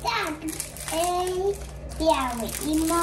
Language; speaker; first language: Polish; early bilingual, heritage; Polish